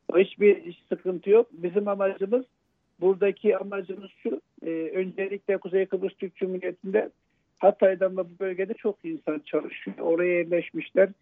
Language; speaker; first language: Turkish; native; Turkish